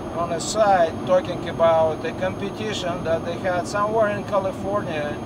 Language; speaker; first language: English; non-native, fluent; Russian